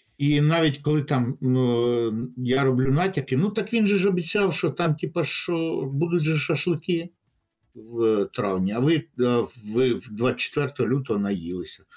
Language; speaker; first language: Ukrainian; non-native, local second language; Russian